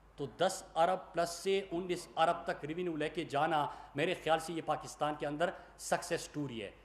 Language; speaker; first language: Urdu; non-native, local second language; Pashto